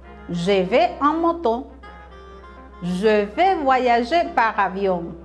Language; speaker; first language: French; non-native, fluent; Spanish